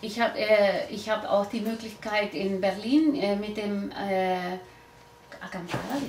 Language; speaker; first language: German; non-native, learner; Spanish